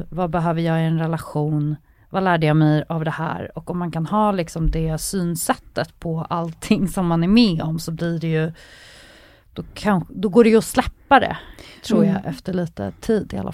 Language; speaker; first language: Swedish; native; Swedish